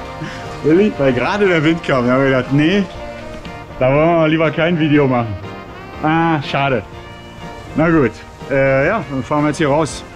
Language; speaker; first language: German; native; German